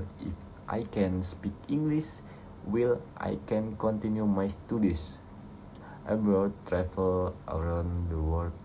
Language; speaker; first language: English; non-native, learner; Indonesian